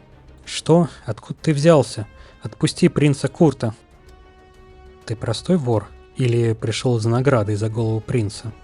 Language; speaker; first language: Russian; native; Russian